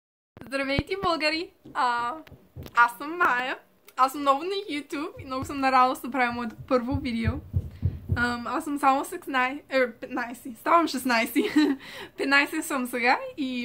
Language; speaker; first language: Bulgarian; early bilingual, heritage; Bulgarian